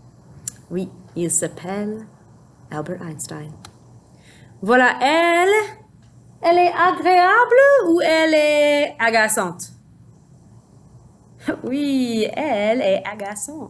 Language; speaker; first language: French; non-native, fluent; English